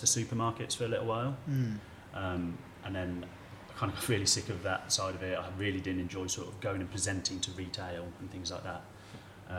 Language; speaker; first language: English; native; English